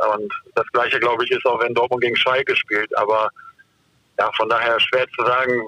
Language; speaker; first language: German; native; German